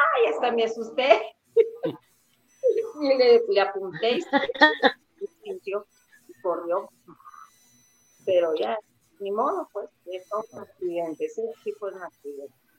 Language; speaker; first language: Spanish; native; Spanish